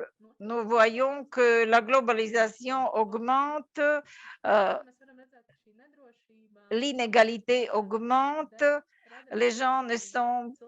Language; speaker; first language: French; non-native, fluent; Latvian